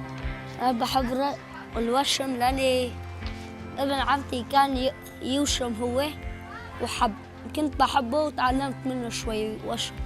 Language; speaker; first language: Arabic; native; Arabic